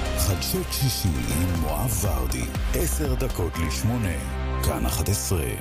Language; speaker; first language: Hebrew; native; Hebrew